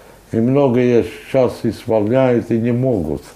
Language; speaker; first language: Russian; non-native, local second language; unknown